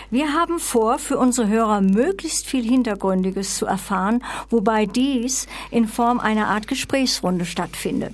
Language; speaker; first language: German; native; German